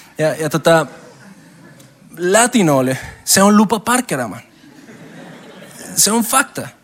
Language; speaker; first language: Finnish; non-native, learner; Spanish